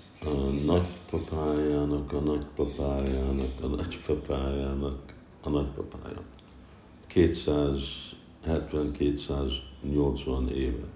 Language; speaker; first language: Hungarian; early bilingual, heritage; Hungarian